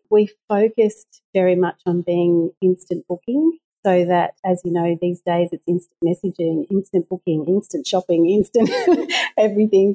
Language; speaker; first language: English; native; English